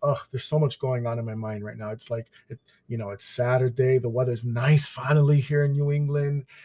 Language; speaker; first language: English; early bilingual, other home language; Spanish